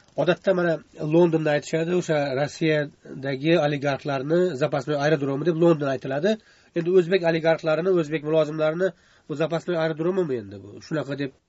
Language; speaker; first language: Uzbek; native; Uzbek